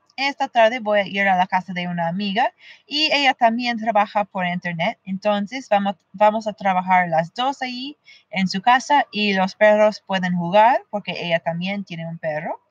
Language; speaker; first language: Spanish; non-native, fluent; English